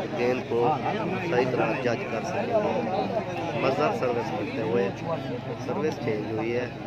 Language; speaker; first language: Urdu; non-native, local second language; Saraiki